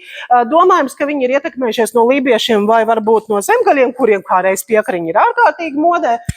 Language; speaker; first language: Latvian; native; Latvian